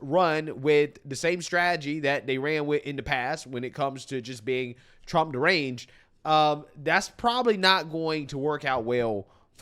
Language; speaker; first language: English; native; English